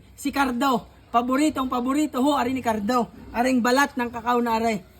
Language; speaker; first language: Filipino; native; Filipino